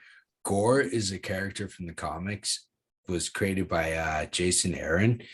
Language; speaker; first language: English; native; English